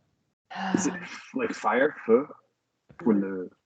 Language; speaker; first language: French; non-native, learner; English